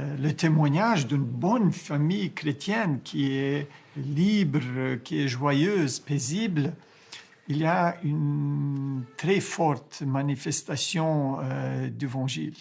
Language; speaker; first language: French; non-native, fluent; Ukrainian